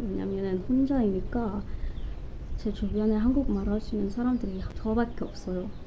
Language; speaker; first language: Korean; non-native, learner; English